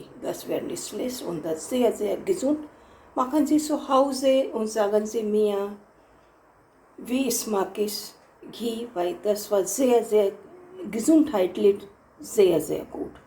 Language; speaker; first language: German; non-native, learner; Hindi